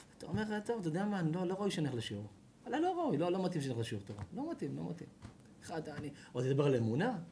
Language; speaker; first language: Hebrew; native; Hebrew